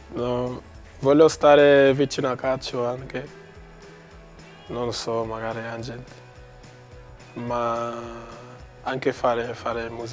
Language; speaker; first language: Italian; non-native, learner; Portuguese